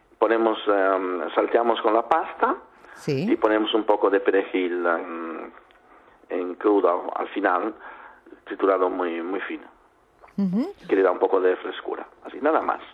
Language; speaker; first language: Spanish; non-native, fluent; Italian